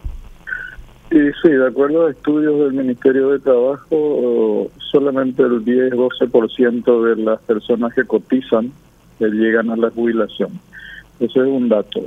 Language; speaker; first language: Spanish; native; Spanish